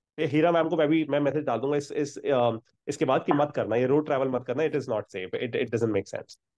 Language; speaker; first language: Hindi; native; Hindi